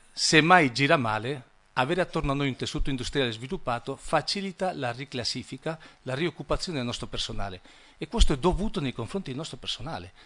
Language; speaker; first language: Italian; non-native, fluent; Spanish